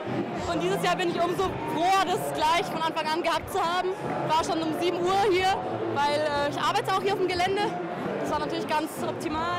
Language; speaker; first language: German; native; German